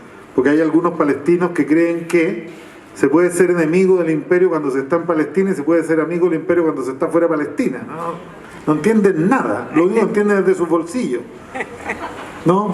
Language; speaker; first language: Spanish; native; Spanish